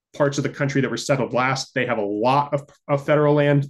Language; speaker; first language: English; native; English